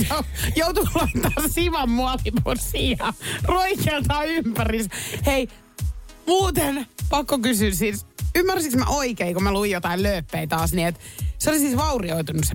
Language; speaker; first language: Finnish; native; Finnish